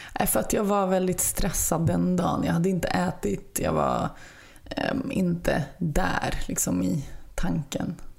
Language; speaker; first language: Swedish; early bilingual, other home language; Lithuanian